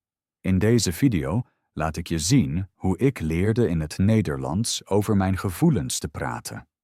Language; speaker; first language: Dutch; non-native, fluent; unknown